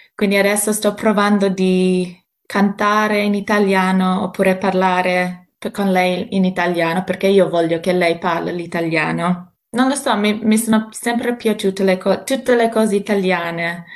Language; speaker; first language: Italian; non-native, fluent; English